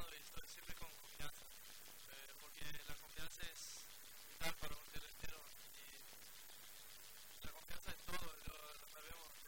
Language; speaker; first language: Spanish; non-native, learner; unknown